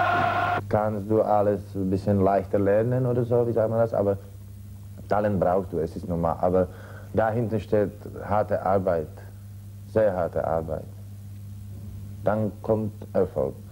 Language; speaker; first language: German; non-native, learner; Czech